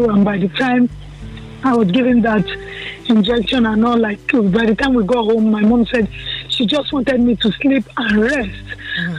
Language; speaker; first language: English; non-native, local second language; Yoruba